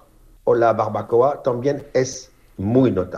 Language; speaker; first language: Spanish; non-native, learner; French